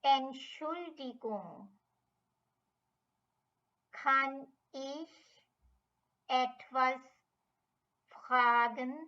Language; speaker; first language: German; non-native, fluent; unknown